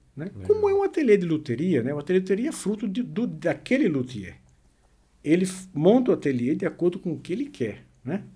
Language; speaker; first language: Portuguese; native; Portuguese